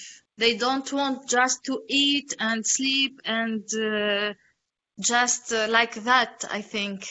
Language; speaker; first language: English; non-native, learner; Arabic